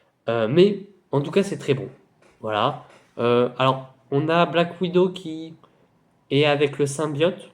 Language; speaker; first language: French; native; French